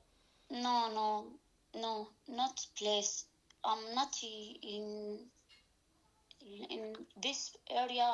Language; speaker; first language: English; non-native, learner; Arabic